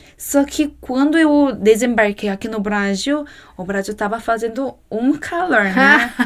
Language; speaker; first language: Portuguese; non-native, fluent; Korean